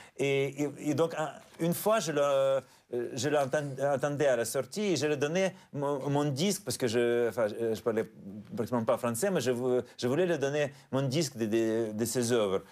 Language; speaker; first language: French; non-native, fluent; Russian